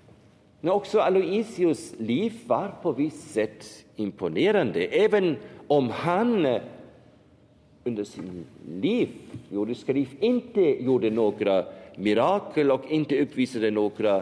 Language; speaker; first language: Swedish; non-native, fluent; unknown